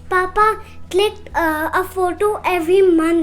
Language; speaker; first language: English; early bilingual, other home language; Hindi